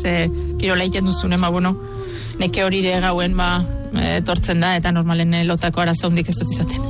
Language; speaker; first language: Basque; native; Basque